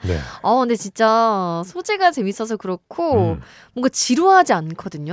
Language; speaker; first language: Korean; native; Korean